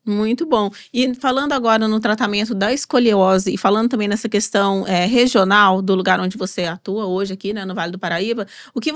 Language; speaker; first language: Portuguese; native; Portuguese